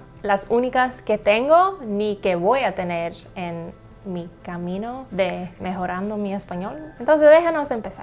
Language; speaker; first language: Spanish; non-native, learner; English